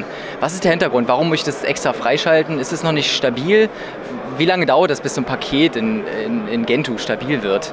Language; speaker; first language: German; native; German